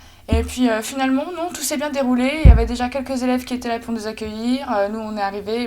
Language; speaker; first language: French; native; French